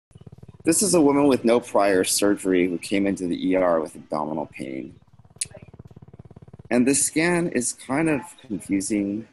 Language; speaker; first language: English; native; English